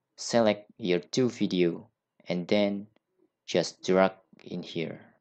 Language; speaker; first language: English; non-native, learner; Indonesian